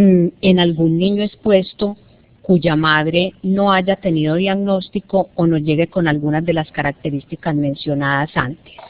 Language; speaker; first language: Spanish; native; Spanish